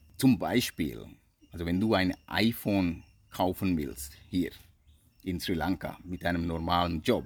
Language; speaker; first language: German; non-native, fluent; Sinhala